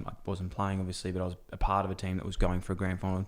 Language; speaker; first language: English; native; English